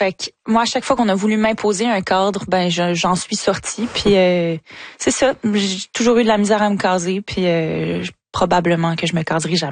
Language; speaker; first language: French; native; French